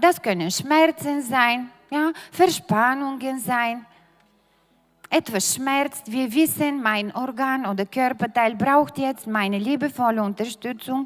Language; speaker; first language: German; non-native, fluent; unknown